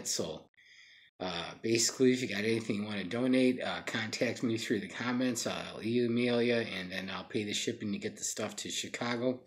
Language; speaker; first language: English; native; English